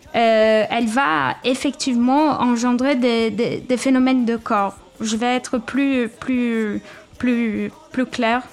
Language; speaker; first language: French; non-native, fluent; Portuguese